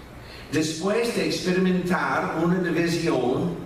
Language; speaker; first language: Spanish; non-native, fluent; English